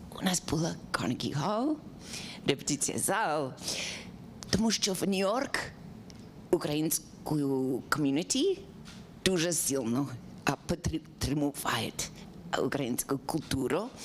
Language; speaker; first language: Ukrainian; non-native, learner; English